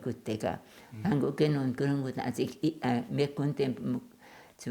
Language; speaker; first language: Korean; non-native, learner; German